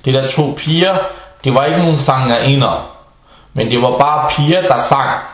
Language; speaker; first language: Danish; early bilingual, other home language; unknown